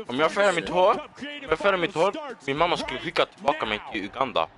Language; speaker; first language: Swedish; early bilingual, other home language; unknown